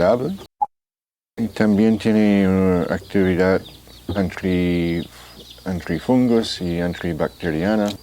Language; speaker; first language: Spanish; non-native, fluent; English